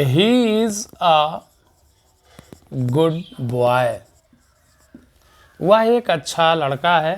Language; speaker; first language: Hindi; native; Hindi